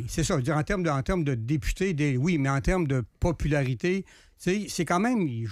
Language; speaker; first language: French; native; French